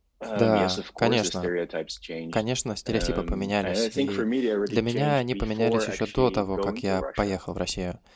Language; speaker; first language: Russian; non-native, fluent; English